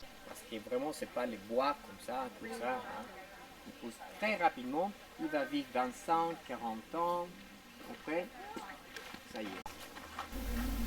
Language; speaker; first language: French; non-native, fluent; Spanish